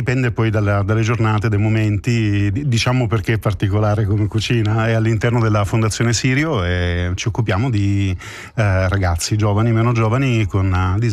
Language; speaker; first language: Italian; native; Italian